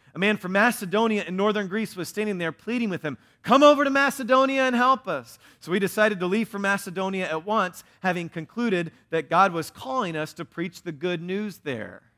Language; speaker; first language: English; native; English